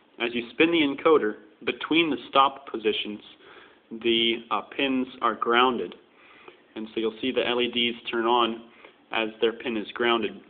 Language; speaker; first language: English; native; English